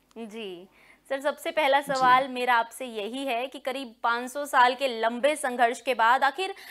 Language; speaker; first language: Hindi; native; Hindi